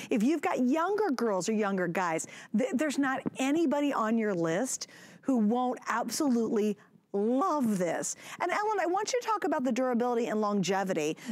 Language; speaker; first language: English; native; English